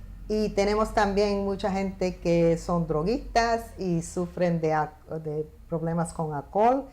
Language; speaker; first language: Spanish; early bilingual, heritage; Spanish